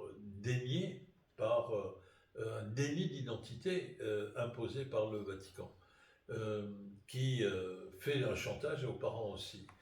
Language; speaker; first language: French; native; French